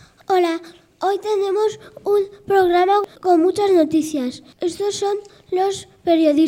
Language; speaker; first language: Spanish; native; Spanish